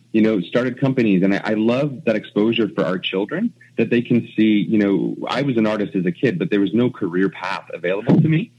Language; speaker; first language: English; native; English